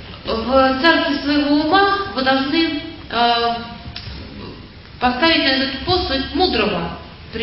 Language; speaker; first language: Russian; native; Russian